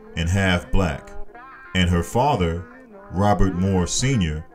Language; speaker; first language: English; native; English